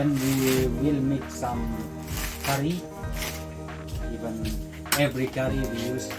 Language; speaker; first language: English; non-native, fluent; Indonesian